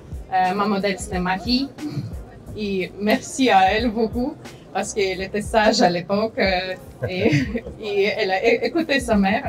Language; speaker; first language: French; non-native, fluent; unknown